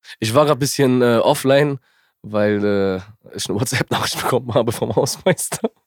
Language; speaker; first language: German; early bilingual, other home language; Arabic